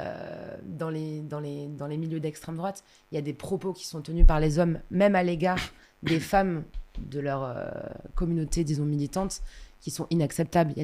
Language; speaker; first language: French; native; French